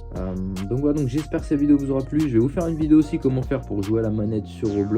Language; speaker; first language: French; native; French